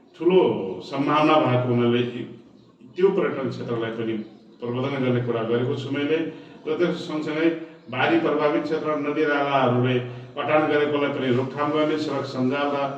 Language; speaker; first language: Nepali; non-native, local second language; Dangaura Tharu